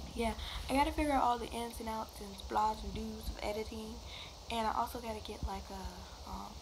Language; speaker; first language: English; native; English